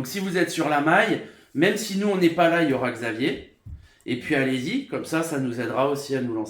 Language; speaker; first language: French; native; French